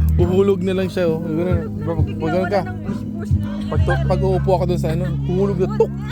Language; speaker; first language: Filipino; native; Filipino